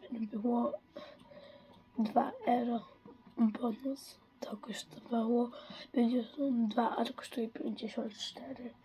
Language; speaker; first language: Polish; early bilingual, heritage; Dutch